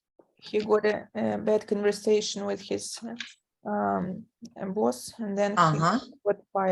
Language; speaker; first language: English; non-native, fluent; Russian